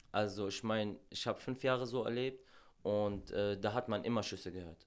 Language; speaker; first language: German; non-native, fluent; Arabic